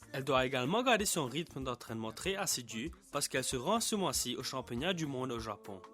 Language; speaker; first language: French; non-native, local second language; Morisyen